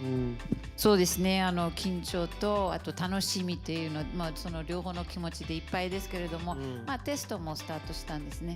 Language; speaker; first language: Japanese; native; Japanese